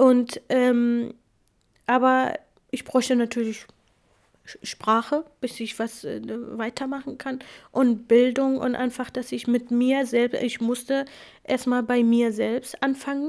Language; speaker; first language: German; non-native, fluent; Kurdish